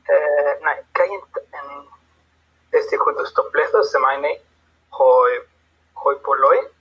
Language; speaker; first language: Greek; non-native, learner; Spanish